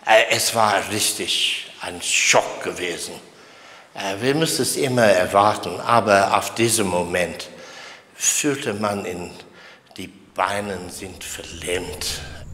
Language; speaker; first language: German; non-native, fluent; English